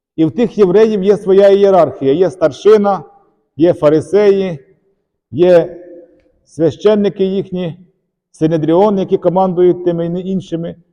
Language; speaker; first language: Ukrainian; native; Ukrainian